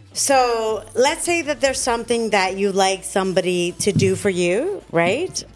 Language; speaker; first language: English; native; English